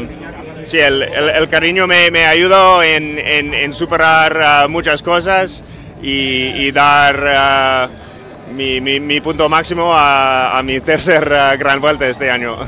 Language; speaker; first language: Spanish; non-native, fluent; English